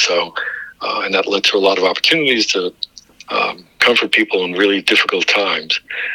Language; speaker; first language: English; native; English